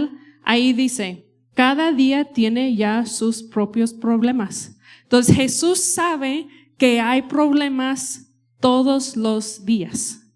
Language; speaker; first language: Spanish; non-native, fluent; English